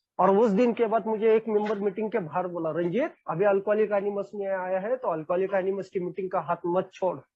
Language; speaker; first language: Hindi; non-native, local second language; Marathi